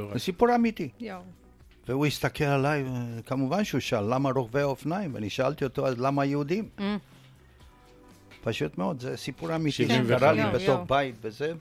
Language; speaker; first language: Hebrew; non-native, fluent; Romanian